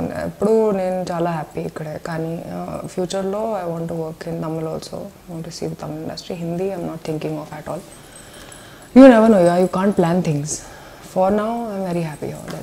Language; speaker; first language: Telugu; non-native, learner; Hindi